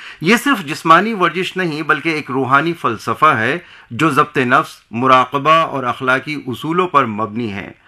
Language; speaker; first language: Urdu; native; Urdu